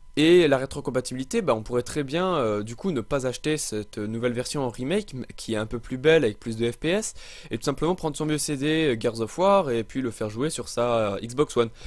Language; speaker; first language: French; native; French